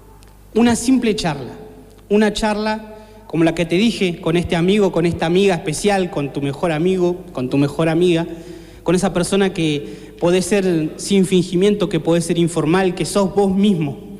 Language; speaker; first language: Spanish; native; Spanish